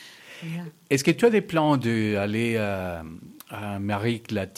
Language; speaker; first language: French; non-native, fluent; Spanish